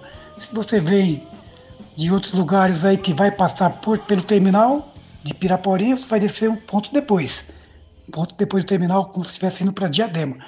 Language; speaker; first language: Portuguese; native; Portuguese